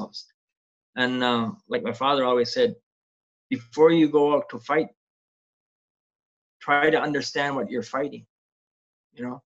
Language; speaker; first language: English; non-native, fluent; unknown